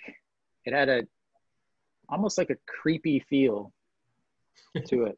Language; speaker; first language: English; native; English